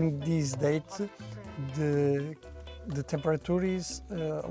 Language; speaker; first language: English; non-native, learner; Portuguese